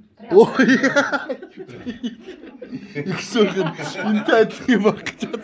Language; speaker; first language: Russian; non-native, learner; Mongolian